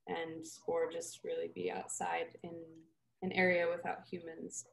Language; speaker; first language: English; native; English